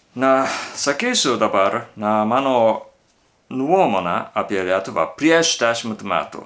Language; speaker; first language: Lithuanian; non-native, learner; Japanese